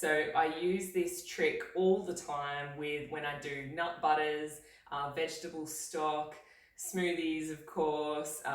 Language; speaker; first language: English; native; English